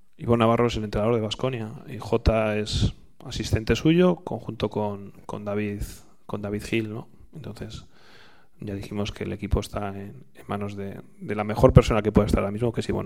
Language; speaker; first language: Spanish; native; Spanish